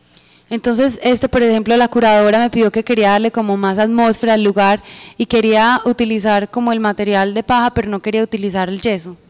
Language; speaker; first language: Spanish; native; Spanish